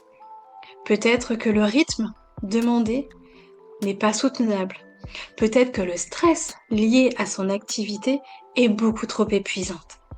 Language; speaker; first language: French; native; French